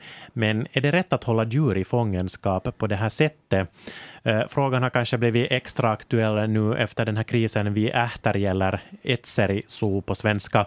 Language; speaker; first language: Swedish; native; Swedish